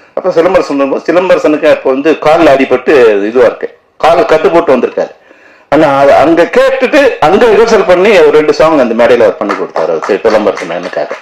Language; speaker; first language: Tamil; native; Tamil